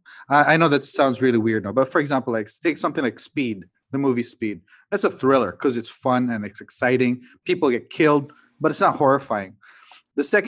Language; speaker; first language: English; non-native, local second language; Cebuano